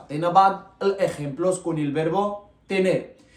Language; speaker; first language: Spanish; non-native, local second language; Arabic